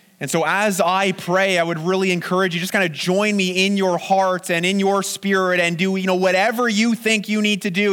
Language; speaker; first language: English; native; English